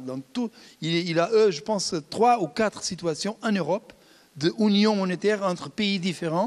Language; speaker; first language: French; non-native, fluent; Portuguese